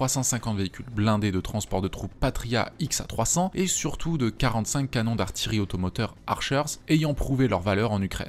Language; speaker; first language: French; native; French